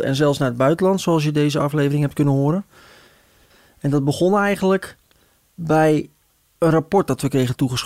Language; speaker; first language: Dutch; native; Dutch